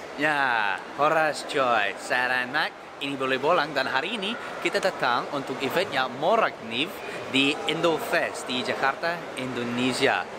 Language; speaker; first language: Indonesian; non-native, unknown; English